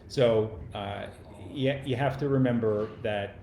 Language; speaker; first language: English; native; English